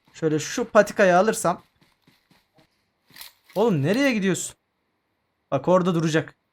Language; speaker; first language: Turkish; native; Turkish